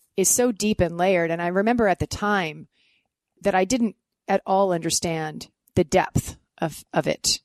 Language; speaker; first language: English; native; English